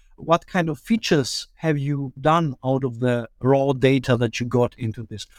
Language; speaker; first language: English; early bilingual, other home language; German